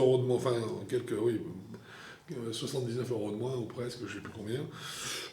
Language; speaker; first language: French; native; French